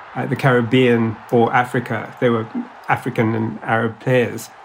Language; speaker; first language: English; native; English